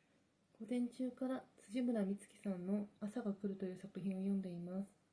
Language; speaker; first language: Japanese; native; Japanese